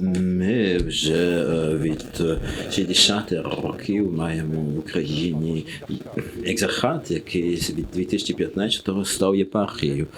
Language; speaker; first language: Ukrainian; non-native, learner; French